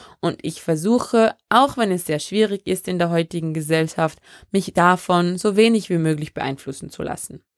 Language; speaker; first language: German; early bilingual, other home language; French